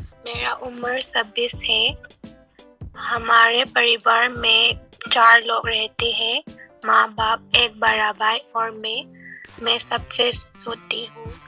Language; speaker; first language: Hindi; non-native, local second language; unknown